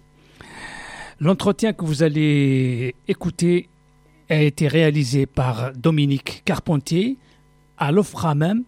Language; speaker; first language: French; non-native, local second language; Arabic